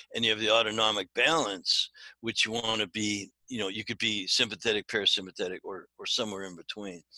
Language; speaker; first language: English; native; English